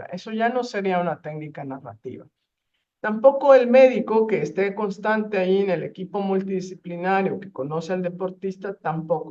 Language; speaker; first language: Spanish; native; Spanish